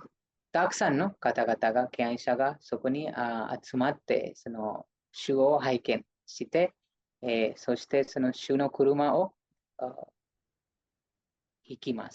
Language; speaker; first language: Japanese; non-native, fluent; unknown